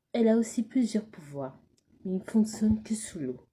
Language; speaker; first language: French; native; French